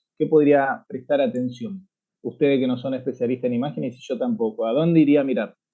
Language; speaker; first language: Spanish; native; Spanish